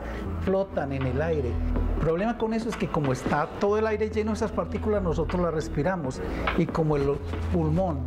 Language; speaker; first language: Spanish; native; Spanish